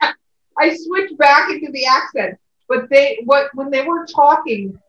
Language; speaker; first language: English; native; English